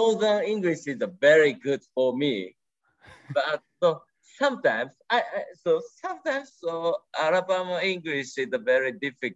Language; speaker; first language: English; non-native, learner; Japanese